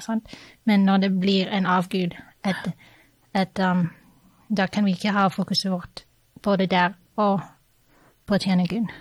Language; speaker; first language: Norwegian; non-native, fluent; English